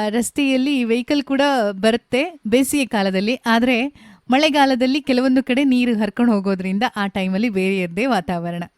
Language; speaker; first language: Kannada; native; Kannada